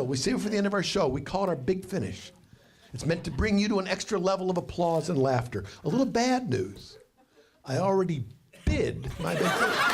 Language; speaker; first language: English; native; English